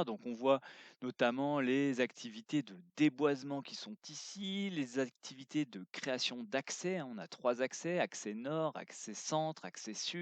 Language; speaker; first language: French; native; French